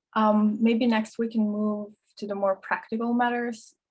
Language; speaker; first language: English; non-native, fluent; Finnish